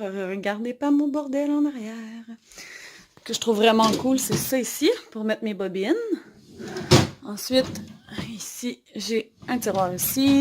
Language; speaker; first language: French; native; French